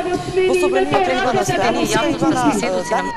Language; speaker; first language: Macedonian; native; Macedonian